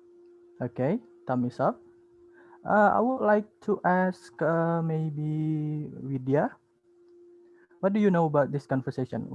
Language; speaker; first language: English; non-native, learner; Indonesian